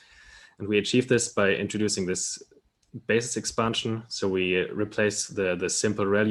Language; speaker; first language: English; non-native, fluent; German